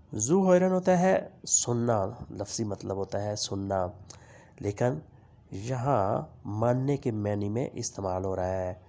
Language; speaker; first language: Urdu; non-native, local second language; Punjabi